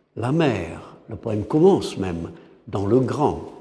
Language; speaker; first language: French; non-native, fluent; English